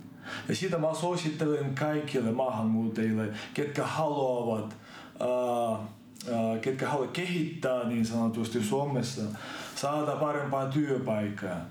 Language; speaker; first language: Finnish; non-native, fluent; Ukrainian